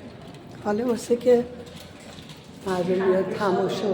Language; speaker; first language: Persian; native; Persian